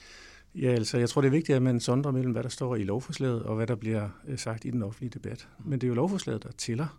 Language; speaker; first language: Danish; native; Danish